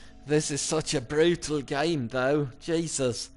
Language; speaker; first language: English; native; English